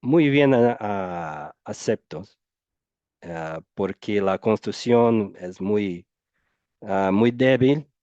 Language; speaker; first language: Spanish; non-native, fluent; Portuguese